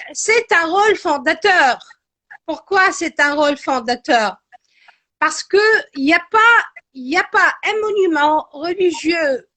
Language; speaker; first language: French; non-native, local second language; Arabic